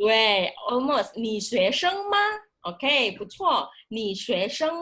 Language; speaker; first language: Chinese; non-native, fluent; Indonesian